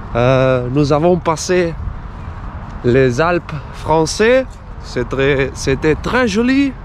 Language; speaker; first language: French; non-native, learner; Spanish